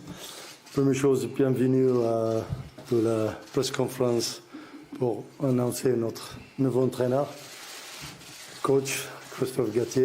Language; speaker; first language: French; non-native, learner; Arabic